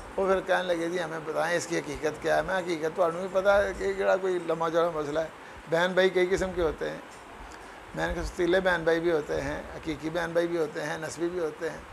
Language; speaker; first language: Urdu; non-native, local second language; Punjabi